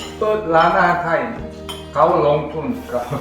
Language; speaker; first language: Thai; non-native, learner; Korean